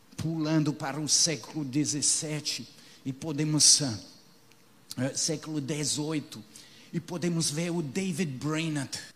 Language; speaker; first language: Portuguese; non-native, fluent; English